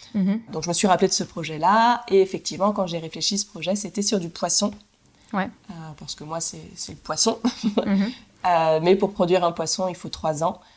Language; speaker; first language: French; native; French